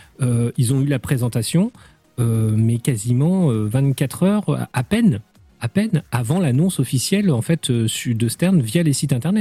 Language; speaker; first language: French; native; French